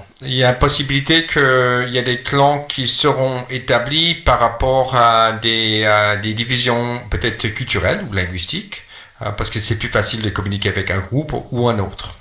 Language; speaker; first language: French; non-native, fluent; English